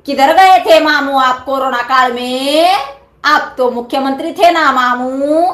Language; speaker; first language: Hindi; non-native, local second language; Marathi